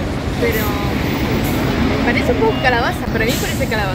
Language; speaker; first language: Spanish; non-native, fluent; French